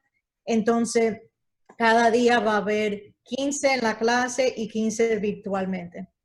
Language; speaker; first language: Spanish; early bilingual, heritage; Spanish